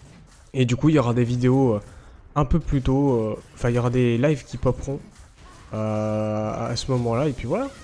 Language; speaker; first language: French; native; French